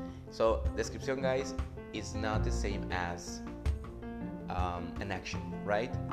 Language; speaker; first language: English; non-native, fluent; Spanish